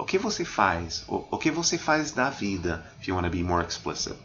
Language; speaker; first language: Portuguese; non-native, fluent; English